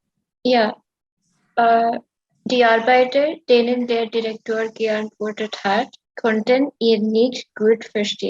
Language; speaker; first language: German; non-native, learner; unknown